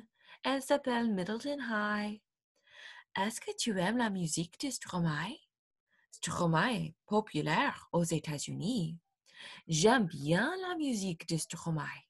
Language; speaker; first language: French; non-native, fluent; English